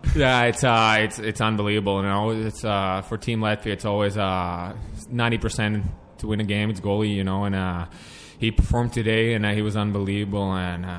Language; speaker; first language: English; non-native, fluent; Latvian